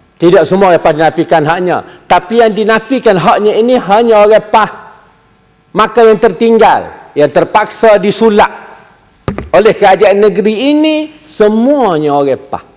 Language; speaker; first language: Malay; native; Malay